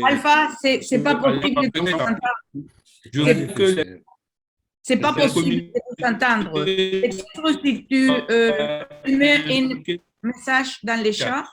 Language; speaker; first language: French; non-native, learner; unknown